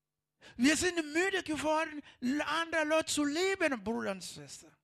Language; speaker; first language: German; non-native, learner; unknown